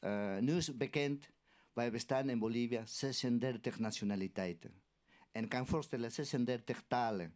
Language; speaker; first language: Dutch; non-native, learner; Aymara